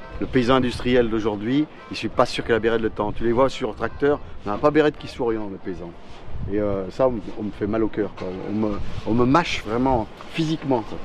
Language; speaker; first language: French; native; French